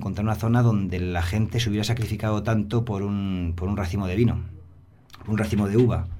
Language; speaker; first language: Spanish; native; Spanish